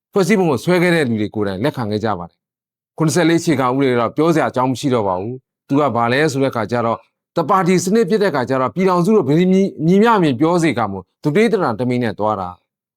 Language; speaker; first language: Burmese; non-native, local second language; Shan